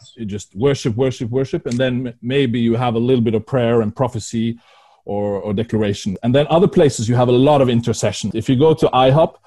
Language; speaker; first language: English; non-native, fluent; Norwegian